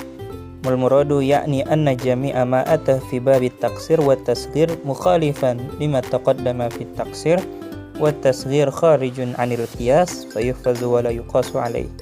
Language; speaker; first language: Arabic; non-native, learner; Indonesian